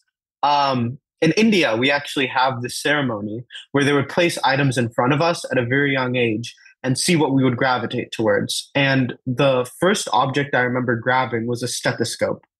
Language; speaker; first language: English; early bilingual, other home language; Telugu